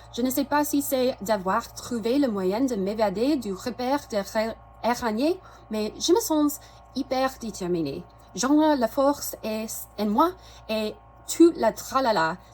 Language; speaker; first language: French; non-native, fluent; English